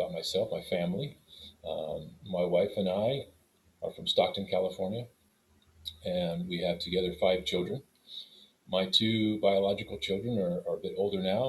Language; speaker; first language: English; native; English